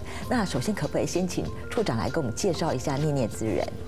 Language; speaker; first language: Chinese; native; Chinese